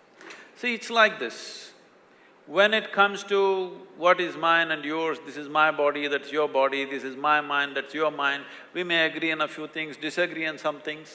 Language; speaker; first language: English; non-native, local second language; Kannada